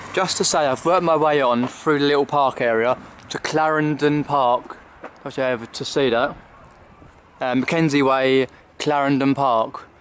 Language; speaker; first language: English; native; English